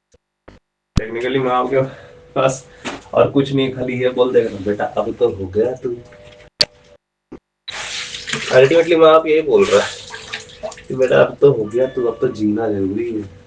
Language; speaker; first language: Hindi; native; Hindi